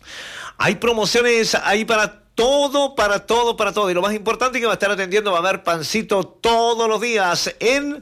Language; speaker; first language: Spanish; native; Spanish